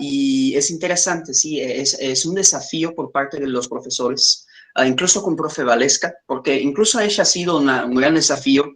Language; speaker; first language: Spanish; non-native, fluent; Portuguese